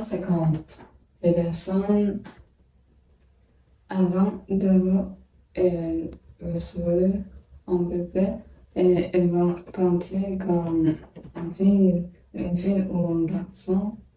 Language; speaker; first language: French; non-native, learner; Chinese